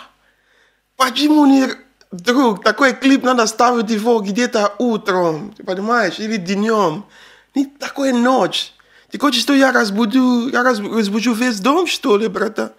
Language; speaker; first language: Russian; non-native, learner; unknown